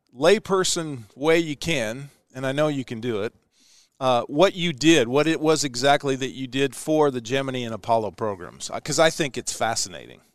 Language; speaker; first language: English; native; English